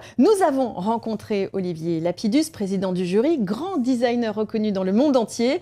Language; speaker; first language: French; native; French